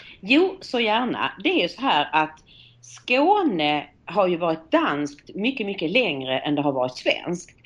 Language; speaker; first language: Swedish; native; Swedish